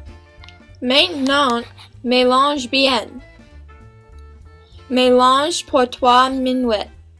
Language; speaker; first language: French; non-native, learner; English